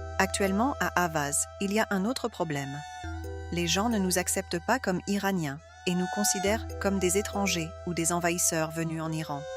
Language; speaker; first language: French; non-native, fluent; Arabic